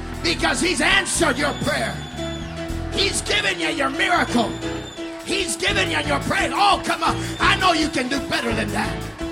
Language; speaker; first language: English; native; English